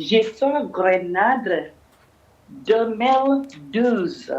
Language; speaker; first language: French; non-native, learner; English